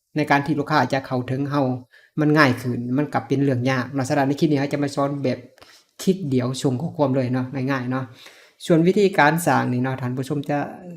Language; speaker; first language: Lao; native; Lao